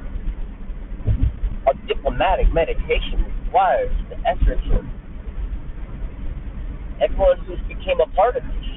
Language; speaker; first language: English; native; English